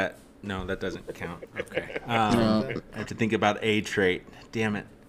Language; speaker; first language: English; native; English